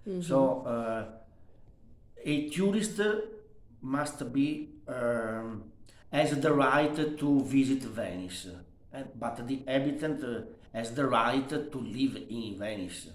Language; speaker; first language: English; non-native, learner; Italian